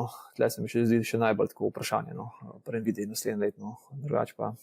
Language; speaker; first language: Slovenian; native; Slovenian